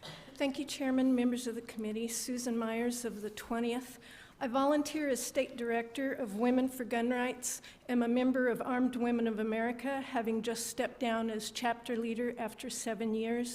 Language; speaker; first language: English; native; English